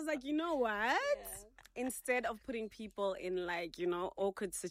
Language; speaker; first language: English; non-native, local second language; Tswana